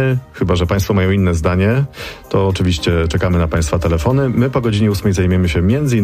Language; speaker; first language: Polish; native; Polish